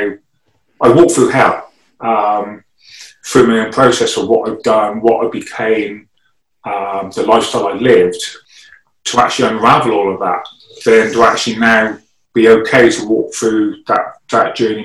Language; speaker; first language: English; native; English